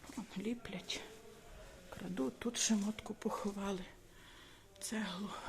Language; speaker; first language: Ukrainian; native; Ukrainian